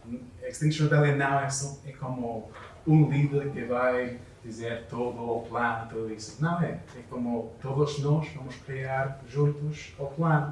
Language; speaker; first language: Portuguese; non-native, learner; English